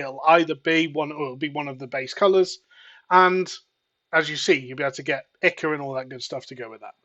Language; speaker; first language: English; native; English